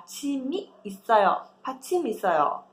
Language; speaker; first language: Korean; non-native, fluent; Portuguese